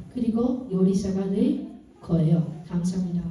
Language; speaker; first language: Korean; early bilingual, heritage; English